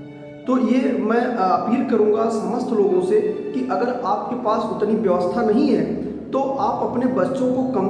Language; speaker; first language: Hindi; native; Hindi